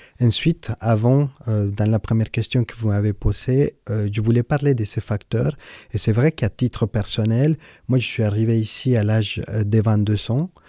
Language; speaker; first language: French; non-native, fluent; Spanish